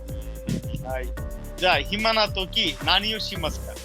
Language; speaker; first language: Japanese; non-native, fluent; Bangla